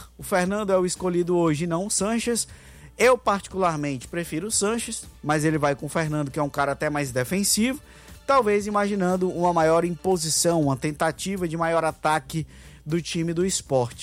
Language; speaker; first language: Portuguese; native; Portuguese